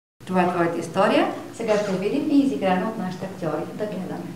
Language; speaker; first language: Bulgarian; native; Bulgarian